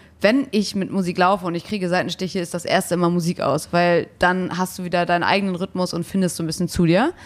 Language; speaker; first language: German; early bilingual, other home language; English